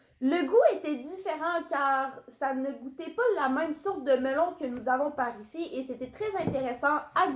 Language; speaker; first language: French; native; French